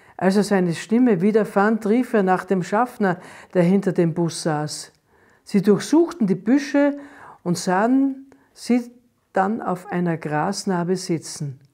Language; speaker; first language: German; native; German